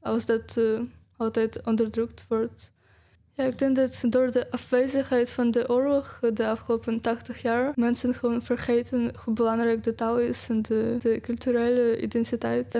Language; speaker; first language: Dutch; non-native, fluent; Ukrainian